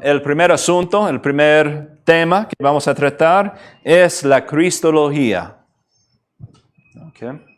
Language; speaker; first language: Spanish; non-native, fluent; English